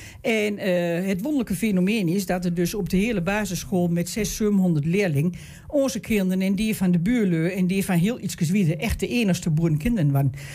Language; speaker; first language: Dutch; native; Dutch